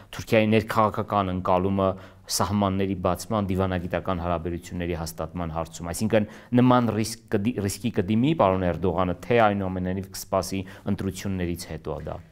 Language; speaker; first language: Armenian; native; Armenian